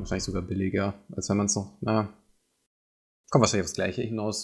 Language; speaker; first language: German; native; German